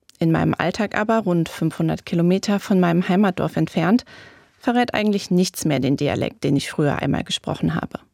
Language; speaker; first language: German; native; German